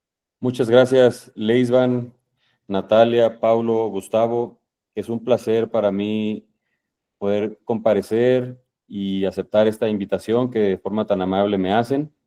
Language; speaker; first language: Spanish; native; Spanish